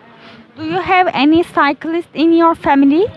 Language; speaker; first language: English; non-native, learner; Turkish